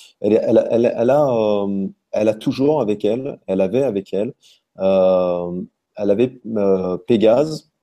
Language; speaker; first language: French; native; French